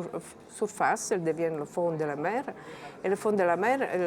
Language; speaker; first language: French; non-native, fluent; Italian